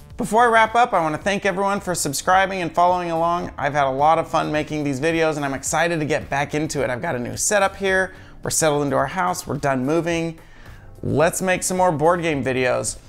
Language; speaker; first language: English; native; English